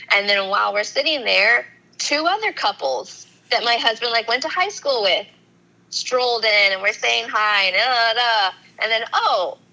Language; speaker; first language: English; native; English